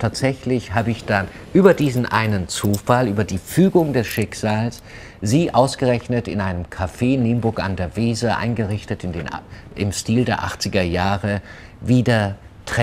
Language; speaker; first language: German; early bilingual, other home language; Turkish